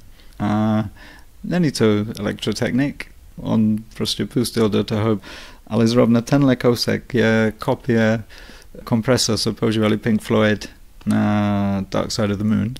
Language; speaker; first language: Czech; non-native, fluent; English